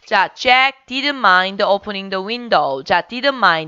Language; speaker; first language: English; non-native, fluent; Korean